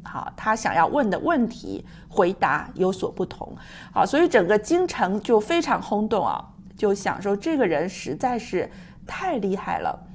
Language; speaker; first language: Chinese; native; Chinese